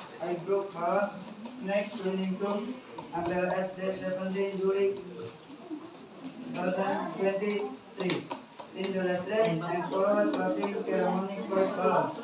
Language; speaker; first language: English; non-native, learner; Indonesian